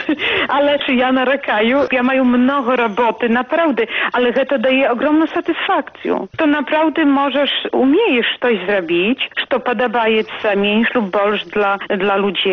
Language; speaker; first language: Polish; non-native, local second language; Belarusian